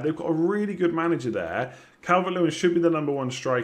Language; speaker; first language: English; native; English